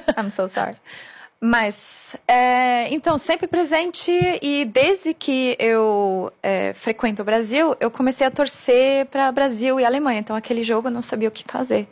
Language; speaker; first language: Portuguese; non-native, fluent; German